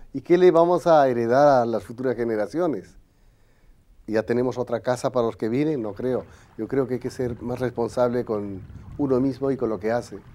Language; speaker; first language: Spanish; native; Spanish